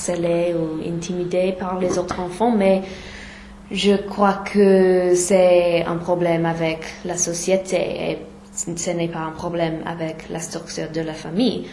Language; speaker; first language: French; non-native, fluent; English